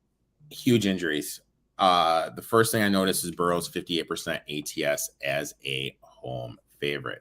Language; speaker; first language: English; native; English